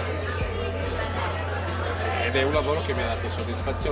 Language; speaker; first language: Italian; native; Italian